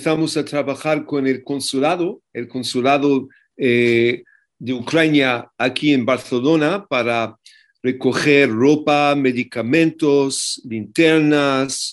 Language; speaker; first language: Spanish; non-native, fluent; English